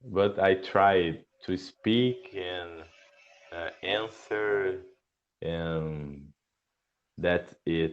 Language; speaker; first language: English; non-native, learner; Portuguese